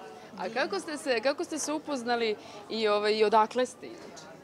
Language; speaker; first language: Serbian; native; Serbian